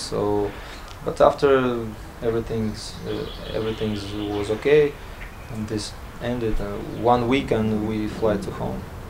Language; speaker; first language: English; non-native, learner; Latvian